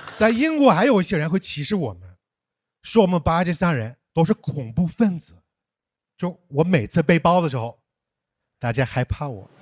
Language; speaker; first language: Chinese; non-native, fluent; English